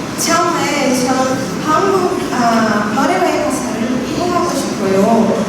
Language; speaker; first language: Korean; non-native, learner; Portuguese